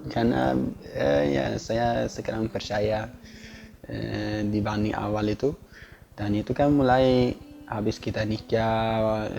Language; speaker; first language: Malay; non-native, fluent; Swedish